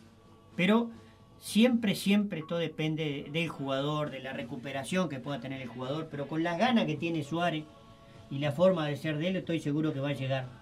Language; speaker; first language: Spanish; native; Spanish